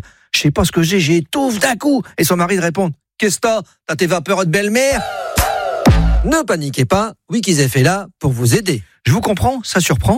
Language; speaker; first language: French; native; French